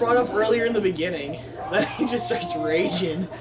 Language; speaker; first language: English; native; English